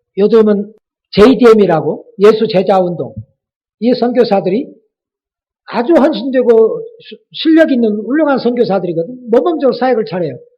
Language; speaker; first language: Korean; native; Korean